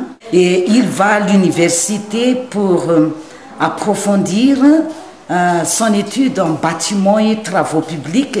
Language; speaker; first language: French; non-native, local second language; Malagasy